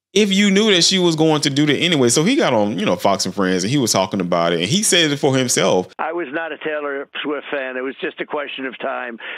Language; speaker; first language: English; native; English